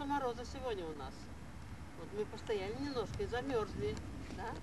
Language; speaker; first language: Russian; native; Russian